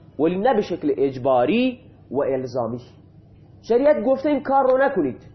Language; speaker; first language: Persian; non-native, local second language; Baluchi